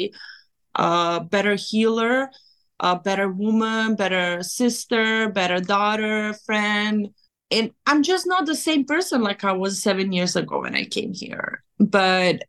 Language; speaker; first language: English; non-native, fluent; Serbian